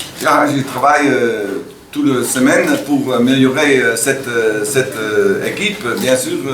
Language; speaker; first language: French; non-native, learner; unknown